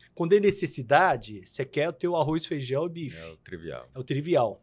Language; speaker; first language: Portuguese; early bilingual, other home language; Korean